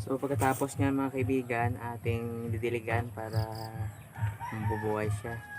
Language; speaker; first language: Filipino; non-native, local second language; Hiligaynon